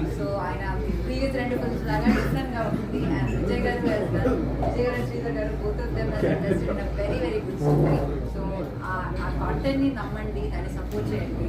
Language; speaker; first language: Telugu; non-native, fluent; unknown